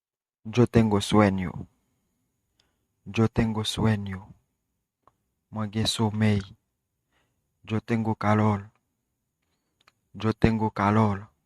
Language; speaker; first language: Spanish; non-native, learner; Haitian Creole